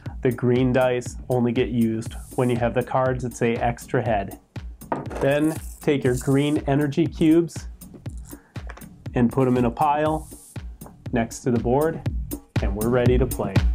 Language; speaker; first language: English; native; English